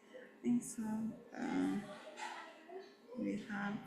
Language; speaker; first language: English; non-native, learner; Portuguese